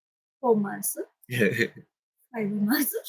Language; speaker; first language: English; non-native, learner; Japanese